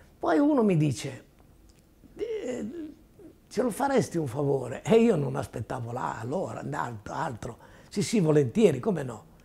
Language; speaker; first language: Italian; native; Italian